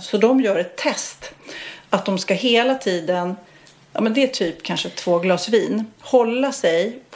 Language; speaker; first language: Swedish; native; Swedish